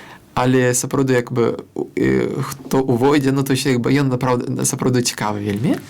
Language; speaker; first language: Belarusian; non-native, local second language; Russian